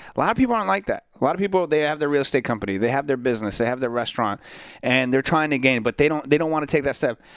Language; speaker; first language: English; native; English